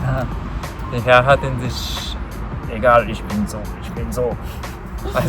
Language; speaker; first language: German; non-native, learner; Japanese